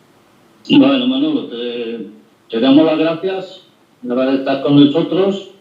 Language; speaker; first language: Spanish; non-native, fluent; French